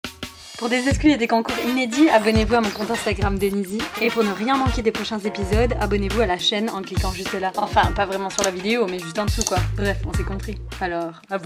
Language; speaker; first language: French; native; French